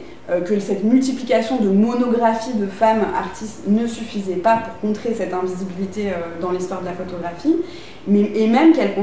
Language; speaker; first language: French; native; French